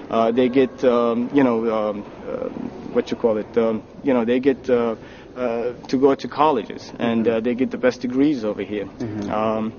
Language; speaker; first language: English; non-native, fluent; Arabic